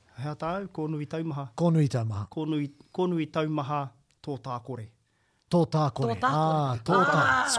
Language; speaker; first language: Māori; non-native, local second language; English